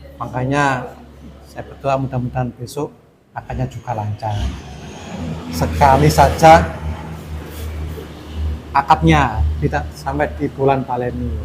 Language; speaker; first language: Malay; non-native, local second language; Javanese